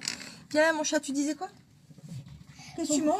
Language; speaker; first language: French; native; French